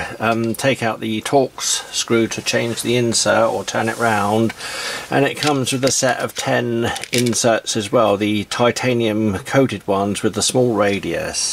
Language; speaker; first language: English; native; English